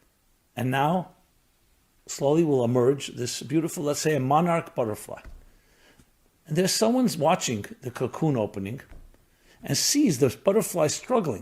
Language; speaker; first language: English; native; English